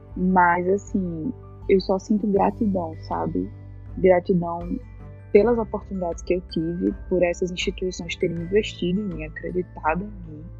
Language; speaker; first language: Portuguese; native; Portuguese